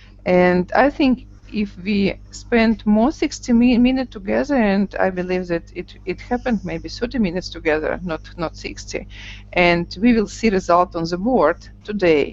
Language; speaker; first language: English; non-native, learner; Russian